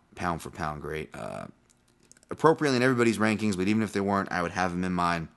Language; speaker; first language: English; native; English